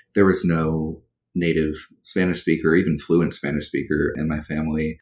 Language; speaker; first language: English; early bilingual, other home language; Spanish